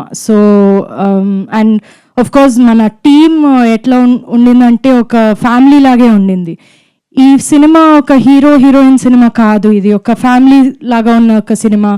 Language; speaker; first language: Telugu; non-native, fluent; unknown